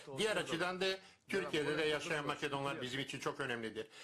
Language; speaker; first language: Turkish; non-native, learner; Macedonian